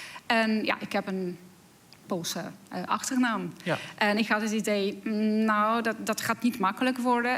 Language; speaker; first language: Dutch; non-native, fluent; Polish